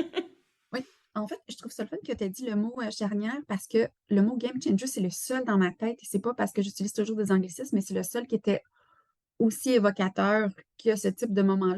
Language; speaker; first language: French; native; French